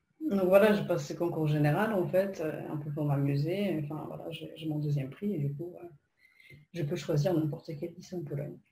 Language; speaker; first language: French; non-native, fluent; Polish